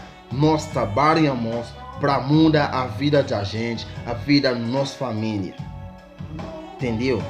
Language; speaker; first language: Portuguese; non-native, learner; Haitian Creole